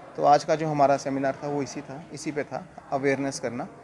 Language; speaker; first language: Hindi; native; Hindi